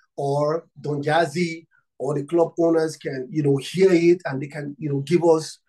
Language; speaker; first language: English; non-native, local second language; Yoruba